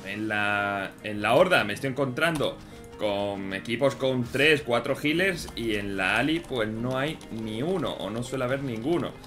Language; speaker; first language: Spanish; native; Spanish